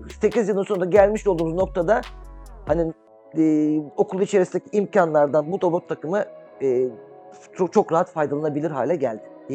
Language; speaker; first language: Turkish; native; Turkish